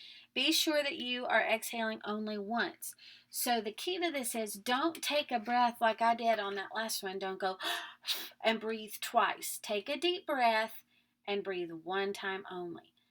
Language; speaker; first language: English; native; English